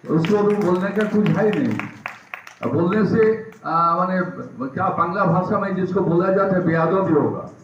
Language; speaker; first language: Hindi; non-native, local second language; Bangla